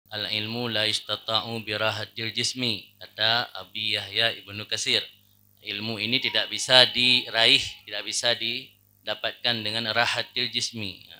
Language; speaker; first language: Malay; non-native, local second language; Achinese